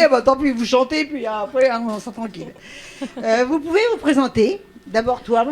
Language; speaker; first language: French; native; French